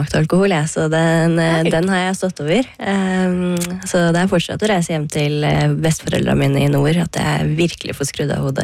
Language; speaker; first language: Norwegian; native; Norwegian